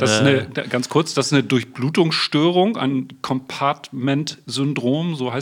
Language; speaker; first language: German; native; German